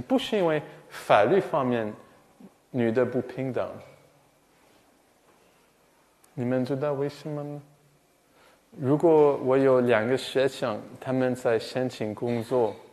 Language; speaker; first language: Chinese; non-native, fluent; English